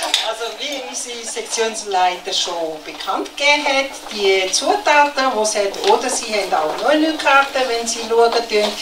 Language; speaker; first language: German; non-native, fluent; Tibetan